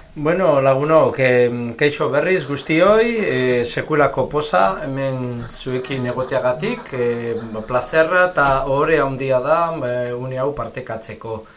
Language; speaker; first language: Basque; native; Basque